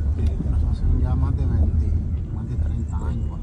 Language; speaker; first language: Spanish; native; Spanish